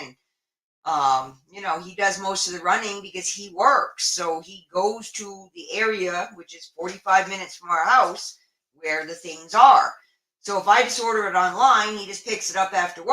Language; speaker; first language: English; native; English